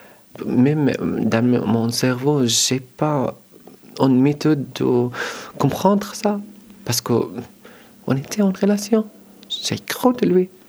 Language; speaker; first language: French; non-native, learner; Arabic